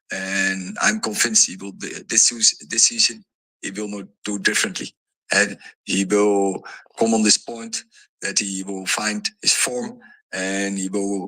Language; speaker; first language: English; non-native, fluent; Dutch